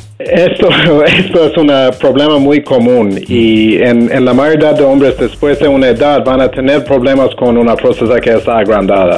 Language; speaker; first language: Spanish; non-native, learner; English